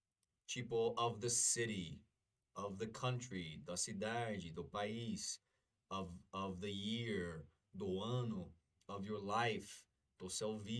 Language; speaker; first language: Portuguese; non-native, fluent; English